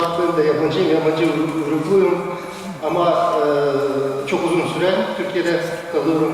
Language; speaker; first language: Turkish; non-native, fluent; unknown